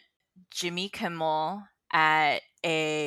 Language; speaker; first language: English; non-native, local second language; Filipino